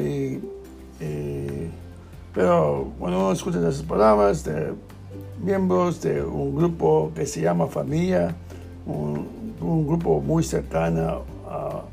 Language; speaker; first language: Spanish; non-native, learner; English